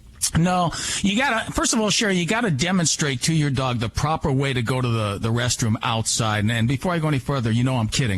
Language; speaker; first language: English; native; English